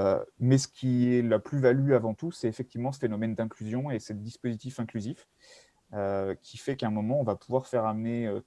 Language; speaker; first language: French; native; French